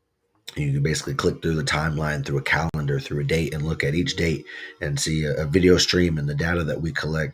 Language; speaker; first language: English; native; English